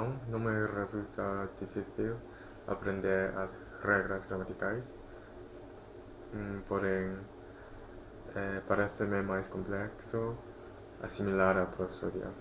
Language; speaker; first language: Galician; non-native, learner; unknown